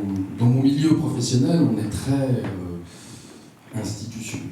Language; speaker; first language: French; native; French